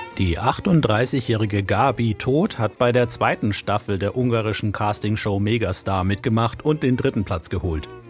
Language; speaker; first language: German; native; German